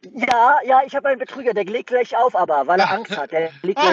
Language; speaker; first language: German; native; German